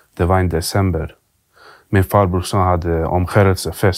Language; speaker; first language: Swedish; early bilingual, other home language; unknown